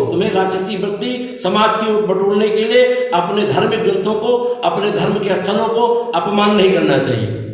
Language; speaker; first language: Hindi; native; Hindi